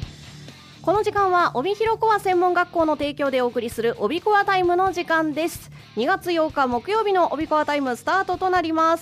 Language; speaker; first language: Japanese; native; Japanese